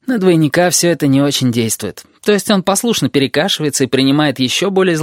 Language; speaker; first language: Russian; native; Russian